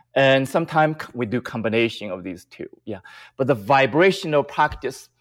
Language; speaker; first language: English; non-native, fluent; Chinese